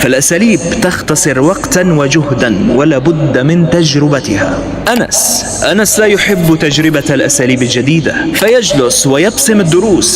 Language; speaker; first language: Arabic; native; Arabic